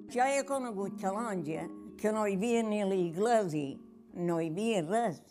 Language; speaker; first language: Catalan; native; Catalan